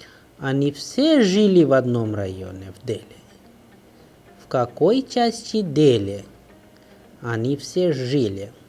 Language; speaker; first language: Russian; non-native, fluent; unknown